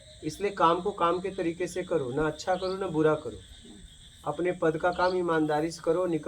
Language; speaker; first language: Hindi; native; Hindi